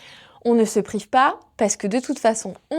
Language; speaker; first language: French; native; French